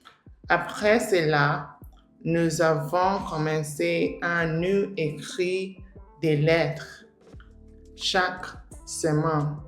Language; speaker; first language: French; non-native, learner; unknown